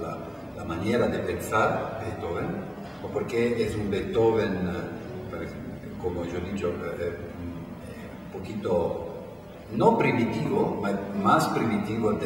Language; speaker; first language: Spanish; non-native, fluent; Italian